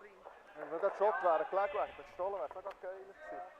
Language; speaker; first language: German; native; German